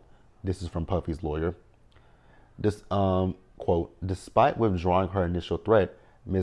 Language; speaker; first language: English; native; English